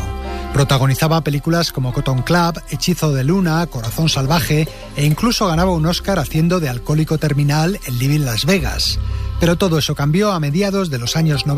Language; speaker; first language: Spanish; native; Spanish